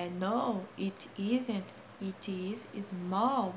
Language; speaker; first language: English; non-native, fluent; Portuguese